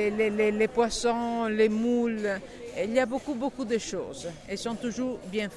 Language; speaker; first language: French; non-native, fluent; Italian